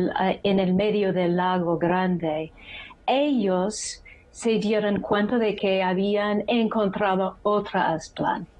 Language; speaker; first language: Spanish; non-native, fluent; English